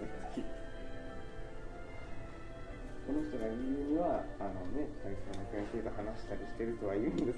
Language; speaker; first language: Japanese; native; Japanese